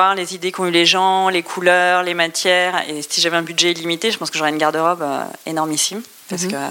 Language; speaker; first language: French; native; French